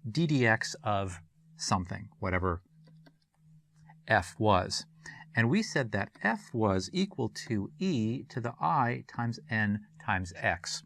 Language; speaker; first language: English; native; English